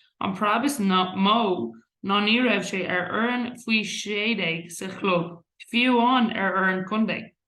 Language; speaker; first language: Irish; non-native, local second language; English